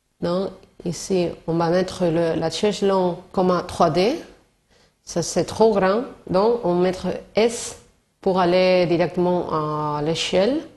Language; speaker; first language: French; non-native, learner; Spanish